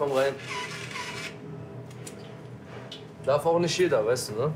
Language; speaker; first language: German; native; German